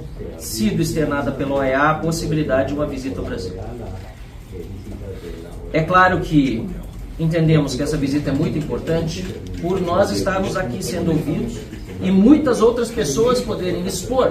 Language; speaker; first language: Portuguese; native; Portuguese